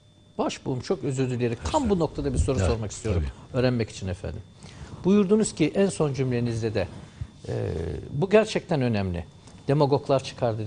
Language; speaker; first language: Turkish; native; Turkish